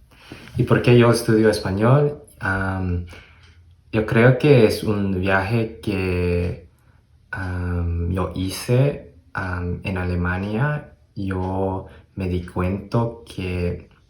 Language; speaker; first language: Spanish; non-native, learner; English